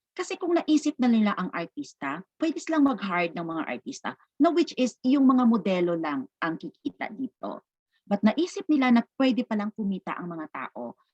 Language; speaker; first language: Filipino; non-native, local second language; Cebuano